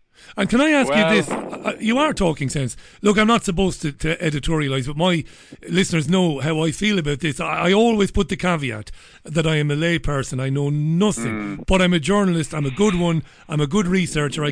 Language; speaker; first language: English; native; English